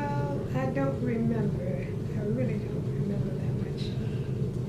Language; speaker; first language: English; native; English